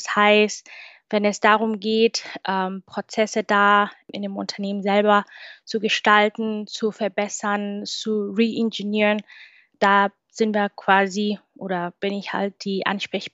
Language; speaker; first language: German; non-native, fluent; Swahili